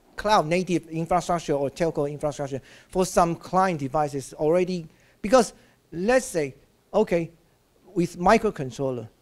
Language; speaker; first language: English; non-native, fluent; Chinese